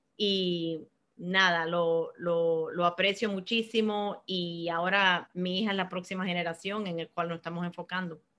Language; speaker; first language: Spanish; early bilingual, heritage; Spanish